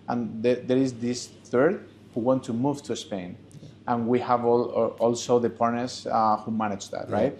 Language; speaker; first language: English; non-native, fluent; Spanish